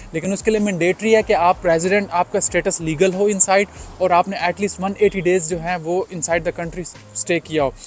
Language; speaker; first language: Urdu; non-native, local second language; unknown